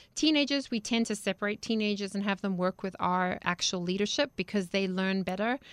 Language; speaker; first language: English; native; English